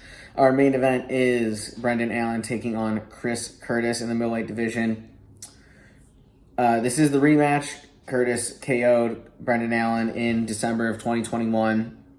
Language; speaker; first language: English; native; English